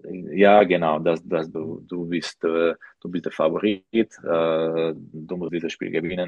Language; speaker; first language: German; non-native, learner; Slovak